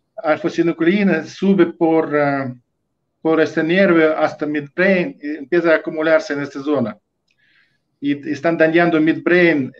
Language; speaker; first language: Spanish; non-native, fluent; Russian